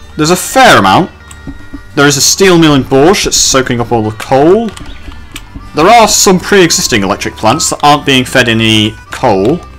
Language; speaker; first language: English; native; English